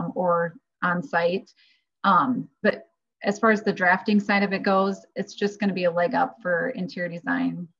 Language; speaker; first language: English; native; English